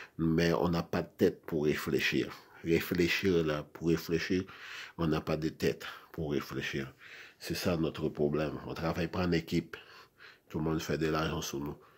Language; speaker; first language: French; non-native, local second language; Haitian Creole